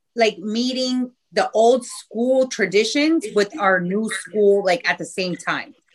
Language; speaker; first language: English; early bilingual, other home language; Spanish